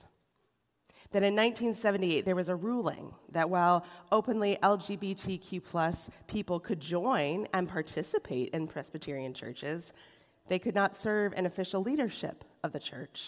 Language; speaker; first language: English; native; English